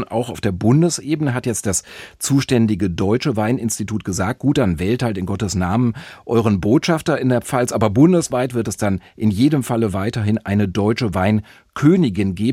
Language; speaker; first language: German; native; German